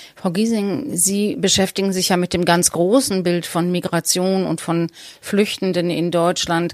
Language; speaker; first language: German; native; German